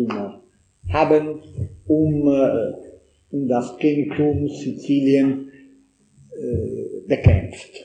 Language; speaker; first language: German; non-native, learner; Italian